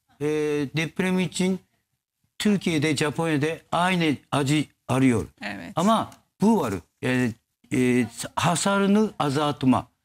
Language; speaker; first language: Turkish; non-native, learner; Japanese